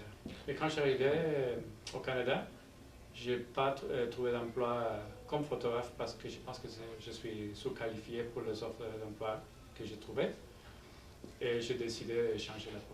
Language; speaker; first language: French; non-native, learner; English